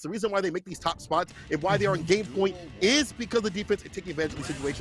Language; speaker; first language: English; native; English